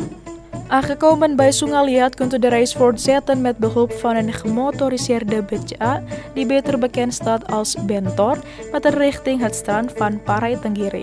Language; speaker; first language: Dutch; non-native, fluent; Indonesian